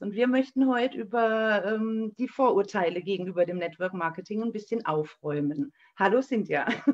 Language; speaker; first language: German; native; German